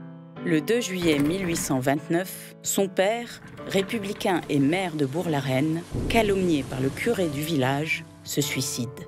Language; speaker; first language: French; native; French